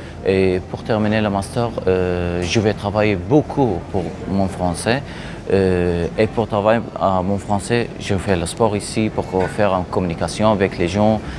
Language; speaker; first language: French; non-native, learner; Arabic